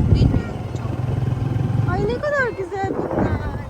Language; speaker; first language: Turkish; native; Turkish